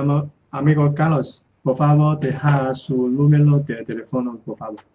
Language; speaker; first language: Spanish; non-native, learner; Chinese